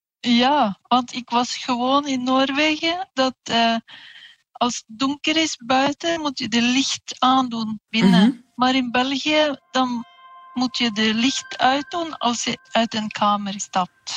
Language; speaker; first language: Dutch; non-native, fluent; Norwegian